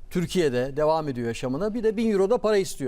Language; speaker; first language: Turkish; native; Turkish